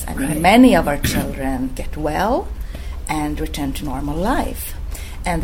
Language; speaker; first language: English; non-native, fluent; Swedish